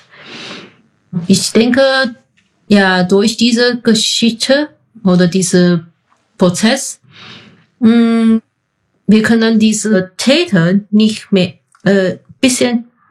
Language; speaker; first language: German; non-native, fluent; Chinese